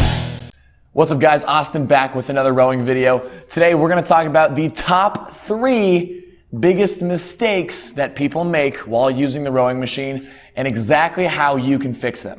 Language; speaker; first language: English; native; English